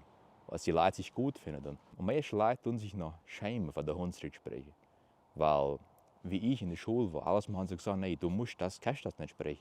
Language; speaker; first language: German; early bilingual, heritage; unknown